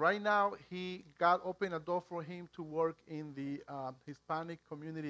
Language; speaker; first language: English; non-native, fluent; Spanish